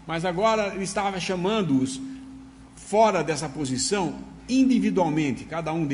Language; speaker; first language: Portuguese; native; Portuguese